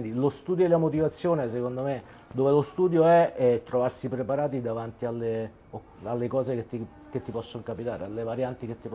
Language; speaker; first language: Italian; native; Italian